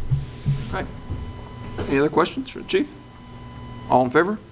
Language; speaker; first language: English; native; English